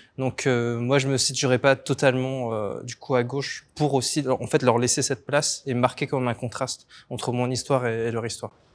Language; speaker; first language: French; native; French